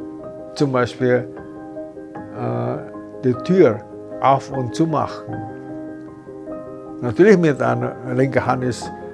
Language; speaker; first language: German; non-native, fluent; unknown